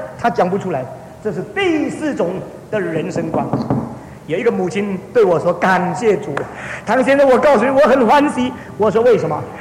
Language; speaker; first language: Chinese; early bilingual, heritage; Chinese